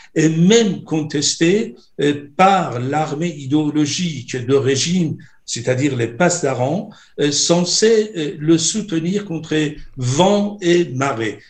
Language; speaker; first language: French; non-native, fluent; Persian